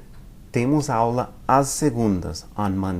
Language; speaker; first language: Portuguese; non-native, fluent; English